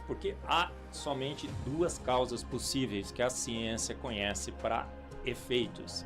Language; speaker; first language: Portuguese; native; Portuguese